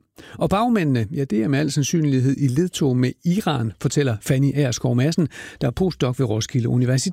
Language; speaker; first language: Danish; native; Danish